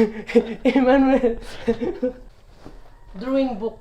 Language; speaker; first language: English; non-native, learner; Filipino